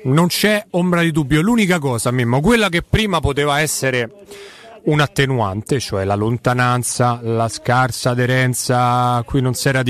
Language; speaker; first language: Italian; native; Italian